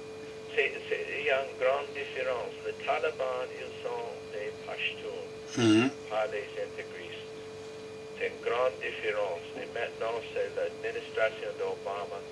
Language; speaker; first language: French; non-native, fluent; English